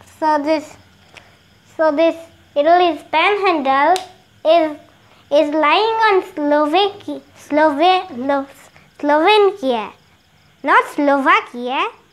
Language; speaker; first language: English; non-native, local second language; Bangla